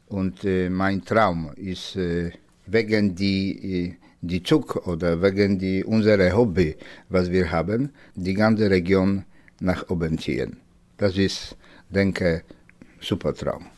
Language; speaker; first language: German; non-native, learner; Polish